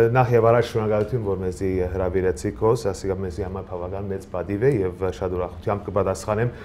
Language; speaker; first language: Armenian; early bilingual, other home language; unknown